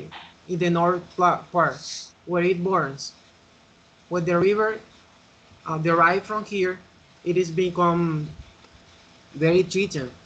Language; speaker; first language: English; non-native, fluent; Spanish